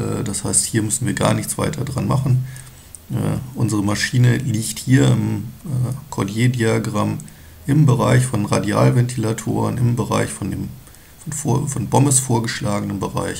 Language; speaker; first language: German; native; German